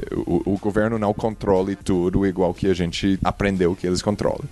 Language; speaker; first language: Portuguese; non-native, fluent; English